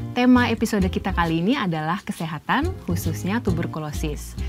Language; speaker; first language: Indonesian; native; Indonesian